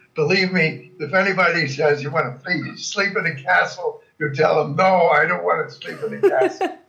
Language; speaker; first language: English; non-native, fluent; German